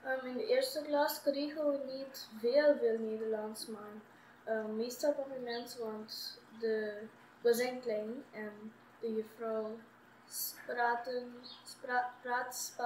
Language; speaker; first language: Dutch; non-native, local second language; Papiamento